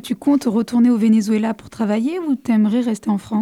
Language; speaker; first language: French; native; French